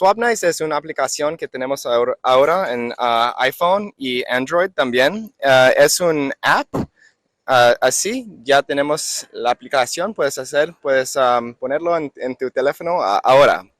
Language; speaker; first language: Spanish; non-native, learner; English